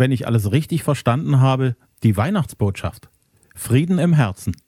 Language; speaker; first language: German; native; German